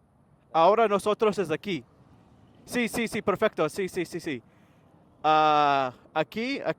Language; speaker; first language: Spanish; non-native, learner; English